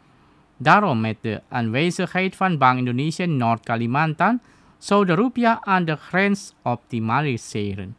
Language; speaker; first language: Dutch; non-native, fluent; Indonesian